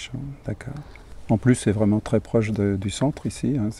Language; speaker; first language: French; native; French